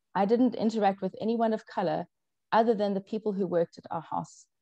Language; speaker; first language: English; native; English